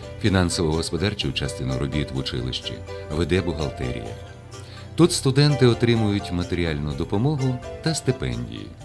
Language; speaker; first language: Ukrainian; native; Ukrainian